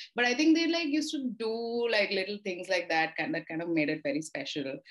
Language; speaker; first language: English; non-native, local second language; Telugu